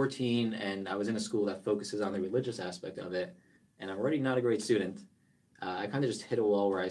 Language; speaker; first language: English; native; English